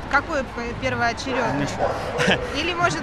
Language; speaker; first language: Russian; native; Russian